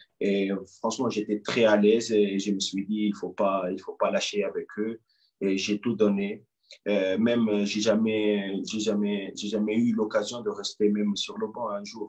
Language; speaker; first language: French; non-native, local second language; Arabic